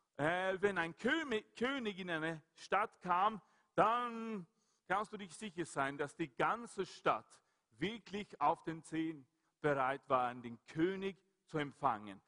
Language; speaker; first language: German; non-native, fluent; Swedish